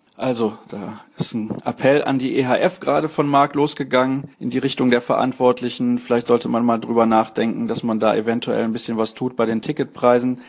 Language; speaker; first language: German; native; German